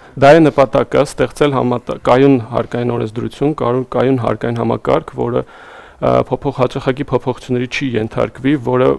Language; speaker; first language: Armenian; native; Armenian